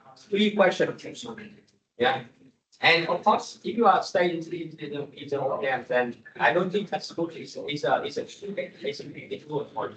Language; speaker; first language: English; non-native, learner; Vietnamese